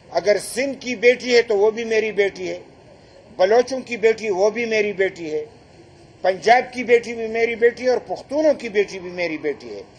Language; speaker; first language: Urdu; non-native, local second language; Pashto